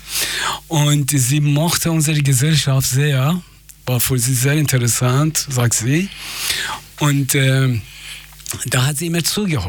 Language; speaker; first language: German; non-native, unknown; Persian